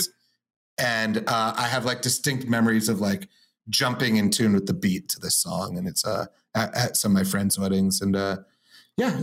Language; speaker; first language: English; native; English